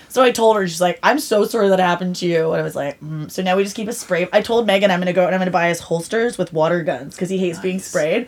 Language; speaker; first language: English; native; English